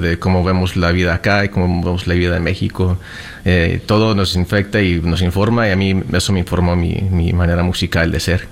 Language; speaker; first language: Spanish; early bilingual, heritage; Spanish